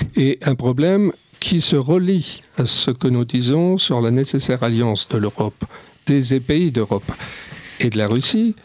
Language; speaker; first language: French; native; French